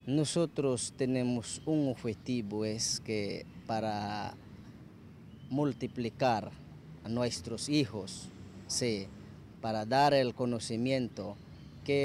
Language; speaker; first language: Spanish; non-native, local second language; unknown